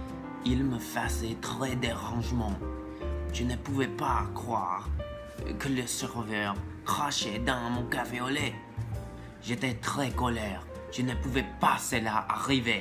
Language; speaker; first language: French; non-native, learner; English